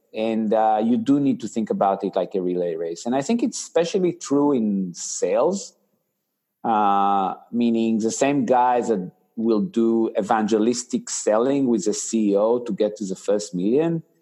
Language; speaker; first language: English; non-native, fluent; Hebrew